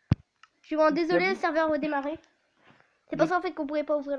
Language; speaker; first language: French; native; French